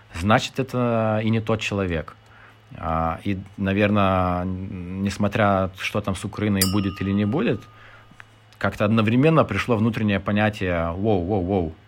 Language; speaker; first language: Russian; non-native, fluent; Lithuanian